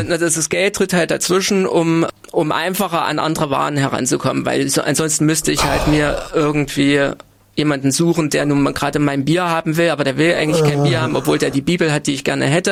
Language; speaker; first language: German; native; German